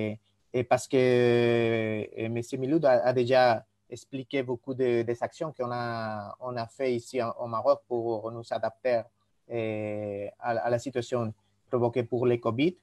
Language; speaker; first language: French; non-native, fluent; Spanish